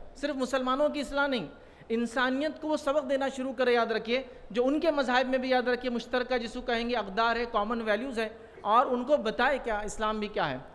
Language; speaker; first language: Urdu; native; Urdu